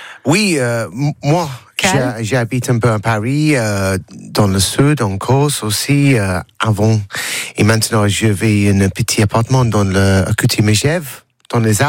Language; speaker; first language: French; non-native, learner; English